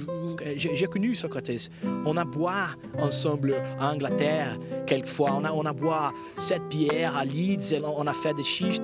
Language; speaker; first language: French; non-native, fluent; Portuguese